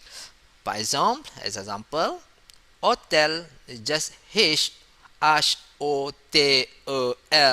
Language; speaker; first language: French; non-native, fluent; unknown